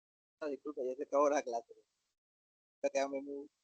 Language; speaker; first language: Spanish; native; Spanish